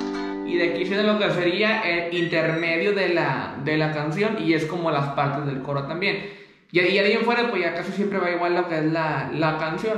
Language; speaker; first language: Spanish; native; Spanish